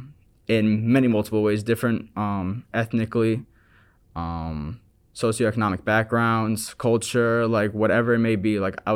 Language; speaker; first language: English; native; English